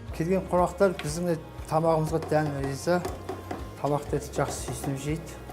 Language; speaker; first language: Kazakh; early bilingual, heritage; Kazakh